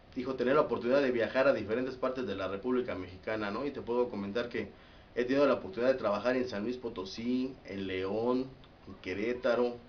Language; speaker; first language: Spanish; native; Spanish